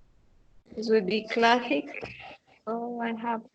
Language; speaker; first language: English; non-native, fluent; Spanish